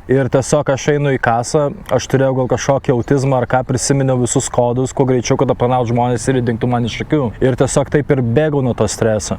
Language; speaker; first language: Lithuanian; non-native, local second language; Russian